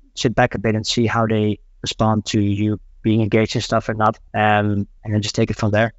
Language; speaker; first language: English; non-native, fluent; Dutch